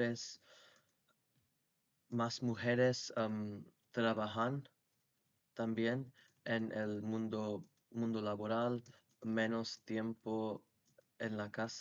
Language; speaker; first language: Spanish; non-native, learner; English